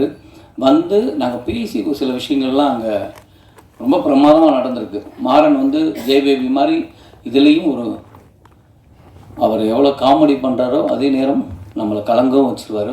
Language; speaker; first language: Tamil; native; Tamil